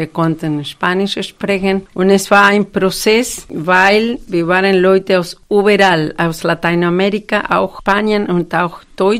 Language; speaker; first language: German; non-native, fluent; Spanish